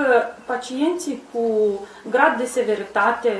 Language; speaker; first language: Romanian; native; Romanian